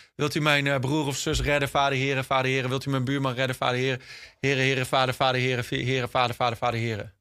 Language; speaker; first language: Dutch; non-native, fluent; English